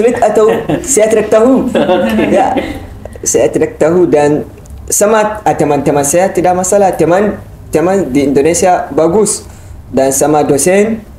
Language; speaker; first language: Indonesian; non-native, learner; Hausa